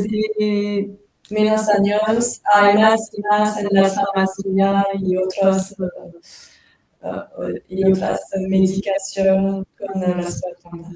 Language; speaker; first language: Spanish; non-native, learner; French